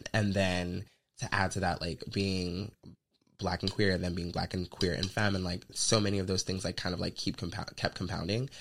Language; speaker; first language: English; native; English